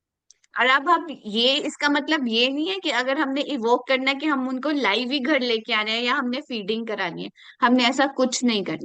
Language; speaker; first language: Hindi; native; Hindi